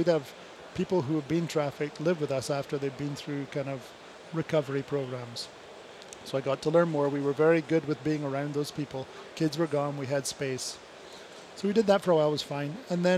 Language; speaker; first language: English; native; English